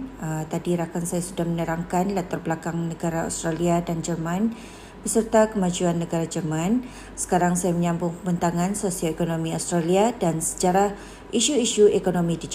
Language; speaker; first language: Malay; native; Malay